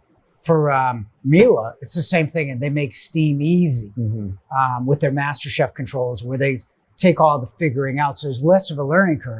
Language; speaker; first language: English; native; English